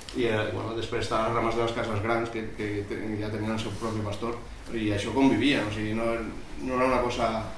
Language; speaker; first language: Catalan; non-native, local second language; Spanish